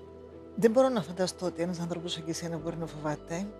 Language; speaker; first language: Greek; native; Greek